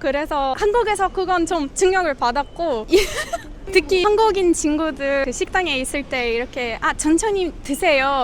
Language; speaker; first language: Korean; non-native, fluent; Portuguese